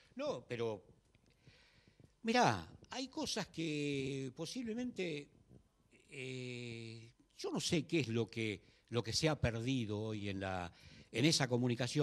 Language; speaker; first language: Spanish; native; Spanish